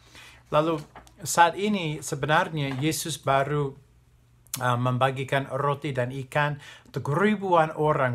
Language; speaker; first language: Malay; non-native, fluent; English